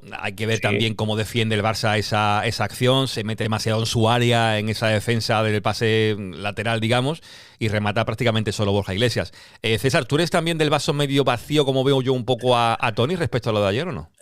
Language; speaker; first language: Spanish; native; Spanish